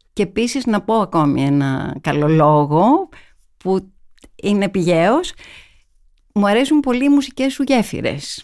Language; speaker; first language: Greek; native; Greek